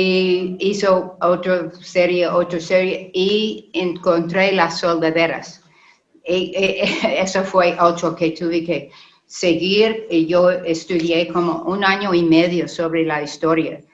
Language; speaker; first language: Spanish; non-native, learner; English